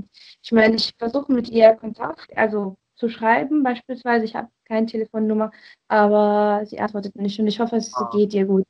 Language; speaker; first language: German; non-native, fluent; Ukrainian